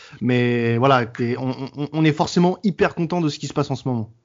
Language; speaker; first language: French; native; French